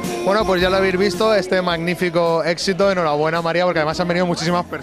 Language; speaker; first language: Spanish; native; Spanish